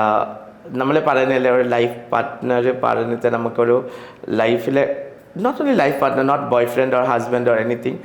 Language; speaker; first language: Malayalam; non-native, learner; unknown